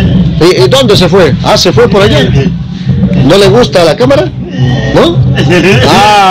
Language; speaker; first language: Spanish; native; Spanish